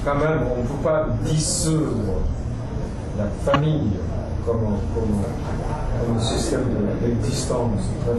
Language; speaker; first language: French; non-native, fluent; Japanese